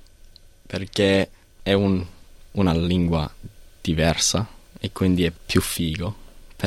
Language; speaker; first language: Italian; non-native, learner; English